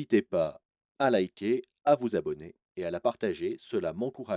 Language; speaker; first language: French; native; French